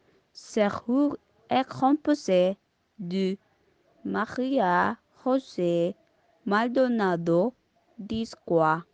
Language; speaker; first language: French; non-native, learner; Spanish